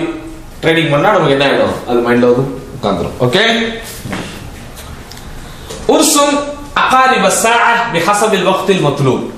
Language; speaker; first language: Arabic; non-native, fluent; Tamil